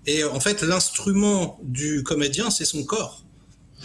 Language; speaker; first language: French; native; French